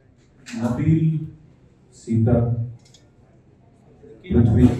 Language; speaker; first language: Telugu; non-native, fluent; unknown